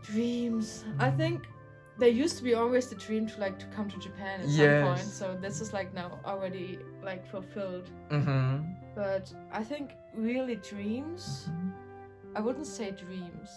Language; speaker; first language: English; non-native, fluent; German